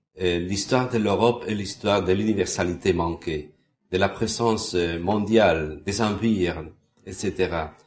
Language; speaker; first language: French; non-native, fluent; Spanish